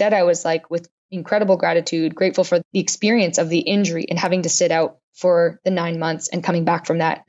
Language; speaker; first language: English; native; English